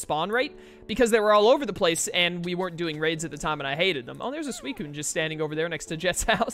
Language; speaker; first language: English; native; English